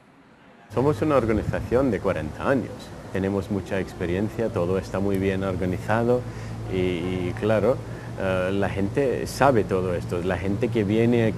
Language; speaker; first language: Spanish; early bilingual, heritage; Spanish